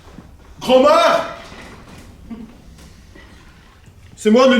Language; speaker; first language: French; native; French